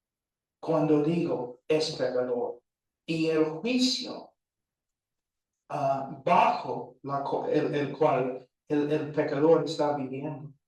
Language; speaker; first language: Spanish; non-native, fluent; English